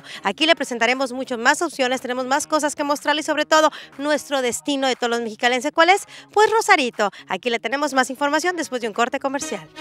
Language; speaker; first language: Spanish; native; Spanish